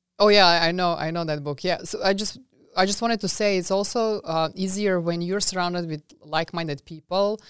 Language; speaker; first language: English; non-native, fluent; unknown